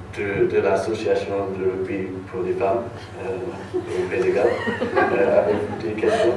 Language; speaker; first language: French; non-native, learner; English